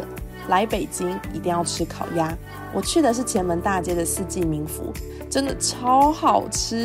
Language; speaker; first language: Chinese; native; Chinese